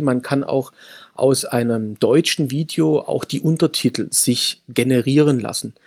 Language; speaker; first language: German; native; German